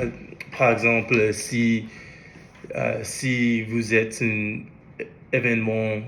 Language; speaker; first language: French; non-native, learner; English